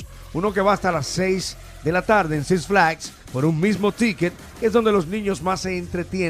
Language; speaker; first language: Spanish; native; Spanish